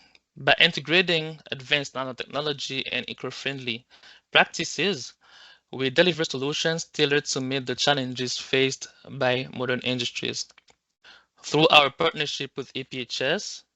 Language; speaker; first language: English; non-native, local second language; French